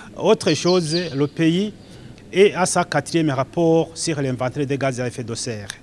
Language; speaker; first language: French; non-native, local second language; Rundi